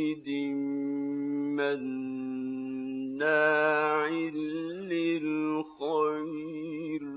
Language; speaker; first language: Arabic; native; Arabic